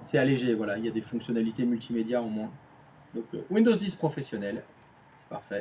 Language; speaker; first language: French; native; French